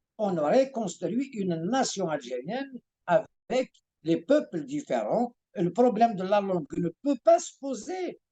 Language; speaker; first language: French; non-native, local second language; Kabyle